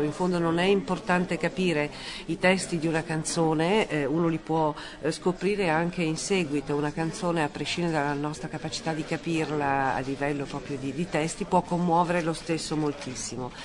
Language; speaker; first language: Italian; native; Italian